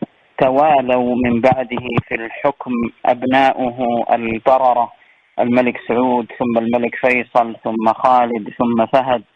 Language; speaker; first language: Arabic; native; Arabic